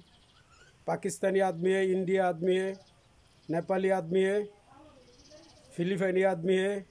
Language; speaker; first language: Hindi; non-native, learner; Bangla